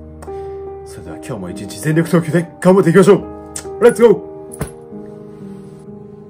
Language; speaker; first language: Japanese; native; Japanese